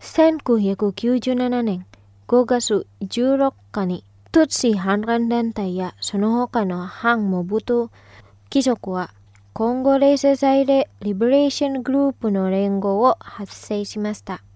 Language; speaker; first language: Japanese; non-native, fluent; Indonesian